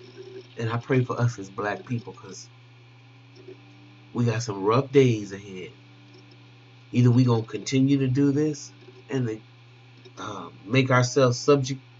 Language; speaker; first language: English; native; English